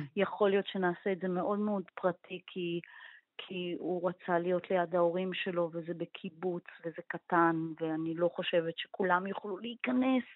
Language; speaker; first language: Hebrew; native; Hebrew